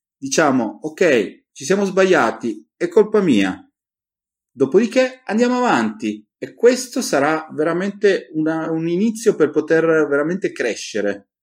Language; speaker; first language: Italian; native; Italian